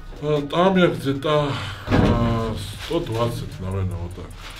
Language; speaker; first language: Russian; non-native, fluent; Georgian